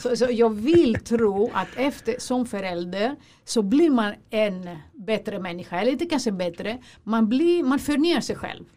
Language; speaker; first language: Swedish; non-native, fluent; Greek